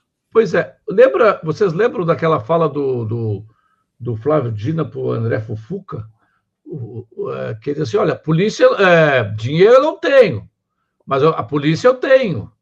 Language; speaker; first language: Portuguese; native; Portuguese